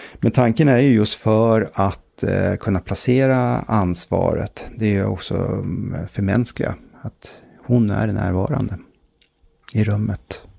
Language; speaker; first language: Swedish; native; Swedish